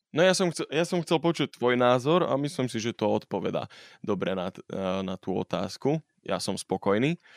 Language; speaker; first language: Slovak; native; Slovak